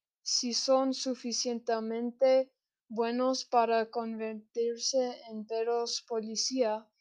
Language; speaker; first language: Spanish; non-native, learner; English